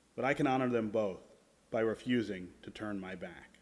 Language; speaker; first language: English; native; English